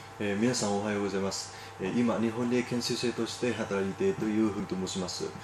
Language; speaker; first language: Japanese; non-native, learner; Vietnamese